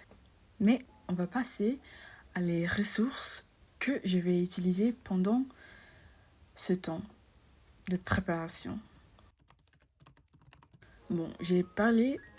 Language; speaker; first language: French; non-native, fluent; English